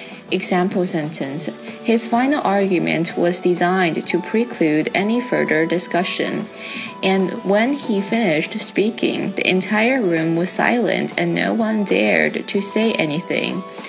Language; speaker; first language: English; non-native, fluent; Chinese